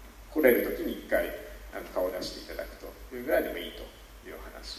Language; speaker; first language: Japanese; native; Japanese